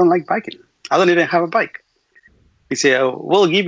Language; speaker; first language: English; non-native, fluent; Spanish